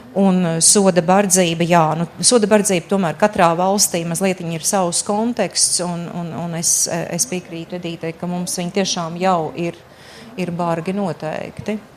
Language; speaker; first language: Latvian; native; Latvian